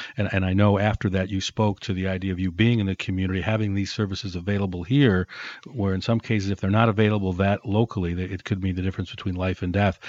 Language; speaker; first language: English; native; English